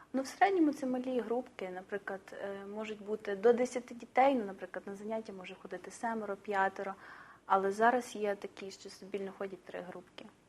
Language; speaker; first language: Ukrainian; native; Ukrainian